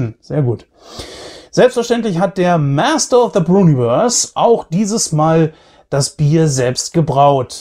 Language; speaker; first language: German; native; German